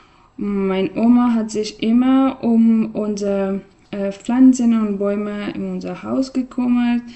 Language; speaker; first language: German; non-native, fluent; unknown